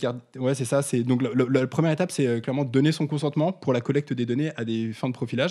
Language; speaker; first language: French; native; French